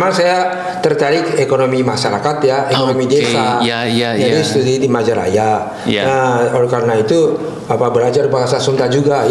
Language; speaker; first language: Indonesian; non-native, fluent; Japanese